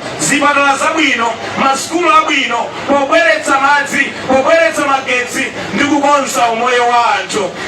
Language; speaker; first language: Nyanja; native; Nyanja